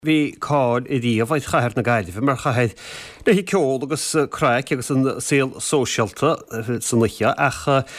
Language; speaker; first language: Irish; native; Irish